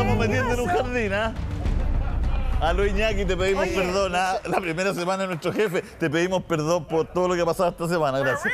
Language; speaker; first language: Spanish; native; Spanish